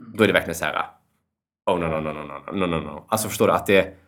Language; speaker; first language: Swedish; early bilingual, other home language; Albanian